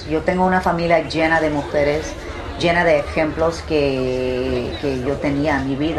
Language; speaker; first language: Spanish; early bilingual, heritage; Spanish